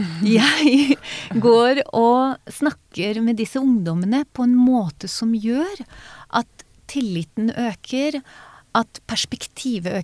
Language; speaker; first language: Norwegian; non-native, fluent; Hebrew